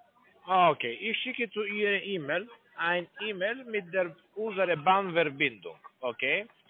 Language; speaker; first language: German; non-native, learner; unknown